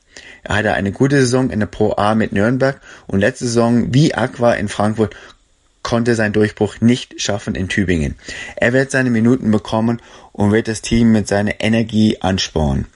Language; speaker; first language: German; native; German